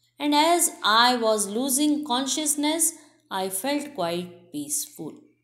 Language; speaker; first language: English; non-native, local second language; Hindi